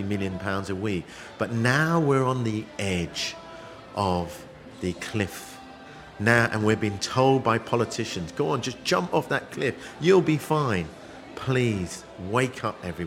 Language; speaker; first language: English; native; English